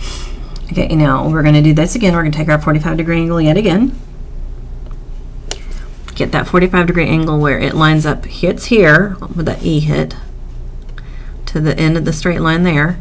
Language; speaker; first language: English; native; English